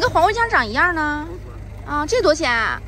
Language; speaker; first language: Chinese; native; Chinese